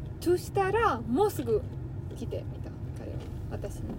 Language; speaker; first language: Japanese; non-native, learner; Italian